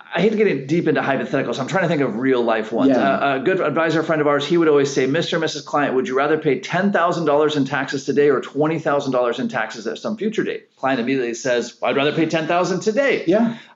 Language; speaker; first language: English; native; English